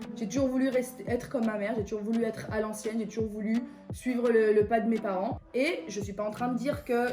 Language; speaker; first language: French; early bilingual, other home language; Persian